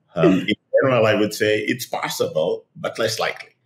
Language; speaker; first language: English; non-native, fluent; Hebrew